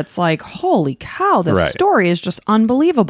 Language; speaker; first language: English; native; English